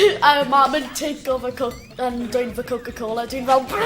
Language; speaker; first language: Welsh; non-native, local second language; English